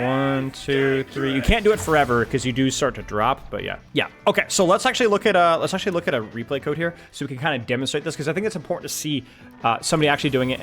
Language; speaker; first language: English; native; English